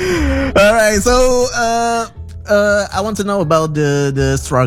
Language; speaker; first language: English; non-native, fluent; Indonesian